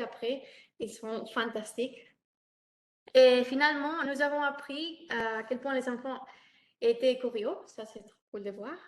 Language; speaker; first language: French; non-native, learner; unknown